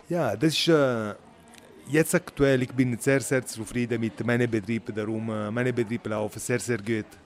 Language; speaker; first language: German; non-native, learner; Italian